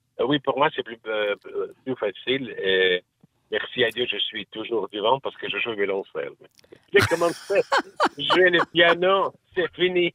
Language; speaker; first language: French; non-native, learner; Russian